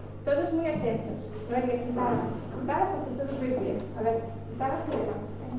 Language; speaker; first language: Spanish; native; Spanish